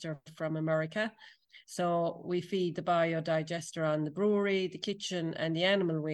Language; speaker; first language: English; native; English